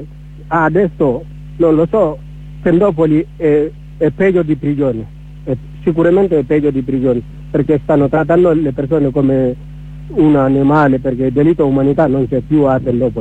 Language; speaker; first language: Italian; non-native, learner; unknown